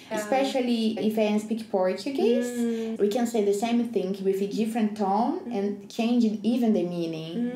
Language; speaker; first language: English; non-native, learner; Portuguese